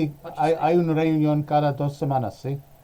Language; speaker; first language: Spanish; non-native, learner; English